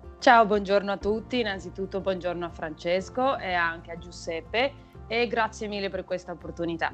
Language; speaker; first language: Italian; non-native, fluent; Spanish